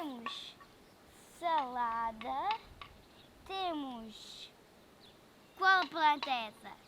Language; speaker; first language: Portuguese; non-native, learner; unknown